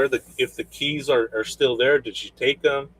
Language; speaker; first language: English; native; English